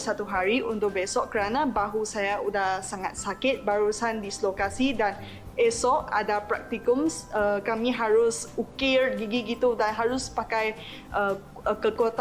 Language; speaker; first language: Indonesian; non-native, fluent; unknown